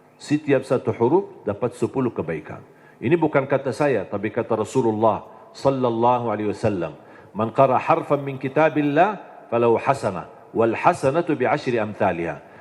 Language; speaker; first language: Indonesian; non-native, fluent; Arabic